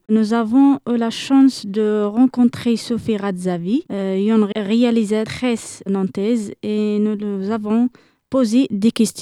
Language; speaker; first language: French; non-native, local second language; Arabic